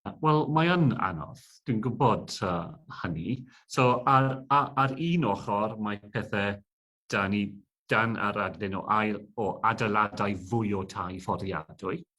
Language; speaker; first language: Welsh; non-native, local second language; English